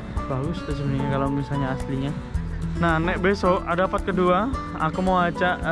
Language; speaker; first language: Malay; non-native, local second language; Javanese